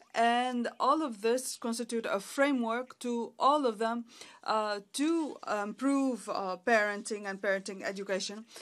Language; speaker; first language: English; non-native, fluent; Arabic